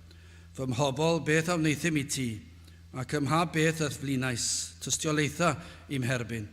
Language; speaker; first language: Welsh; native; Welsh